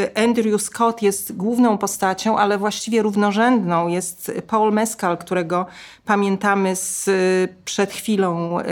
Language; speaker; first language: Polish; native; Polish